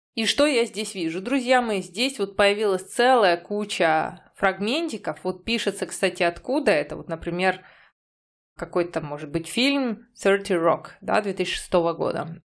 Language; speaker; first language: Russian; native; Russian